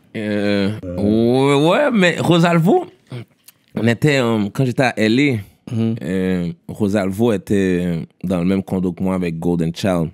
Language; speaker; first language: French; early bilingual, other home language; Haitian Creole